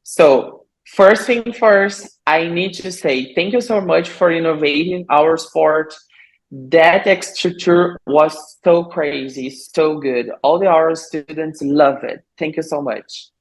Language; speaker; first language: English; non-native, learner; Portuguese